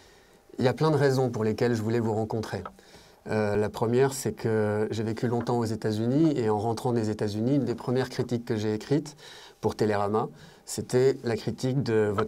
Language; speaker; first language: French; native; French